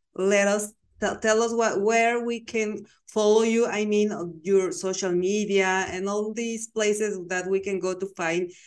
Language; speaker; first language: English; non-native, learner; Spanish